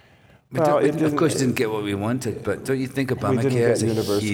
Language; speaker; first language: English; native; English